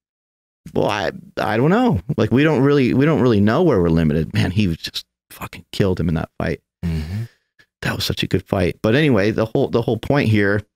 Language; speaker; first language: English; native; English